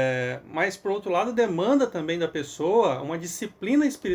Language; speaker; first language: Portuguese; native; Portuguese